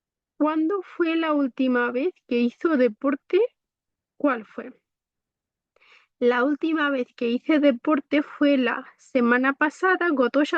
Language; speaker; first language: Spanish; non-native, fluent; Bangla